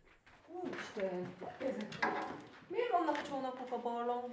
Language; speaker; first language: Hungarian; non-native, learner; Korean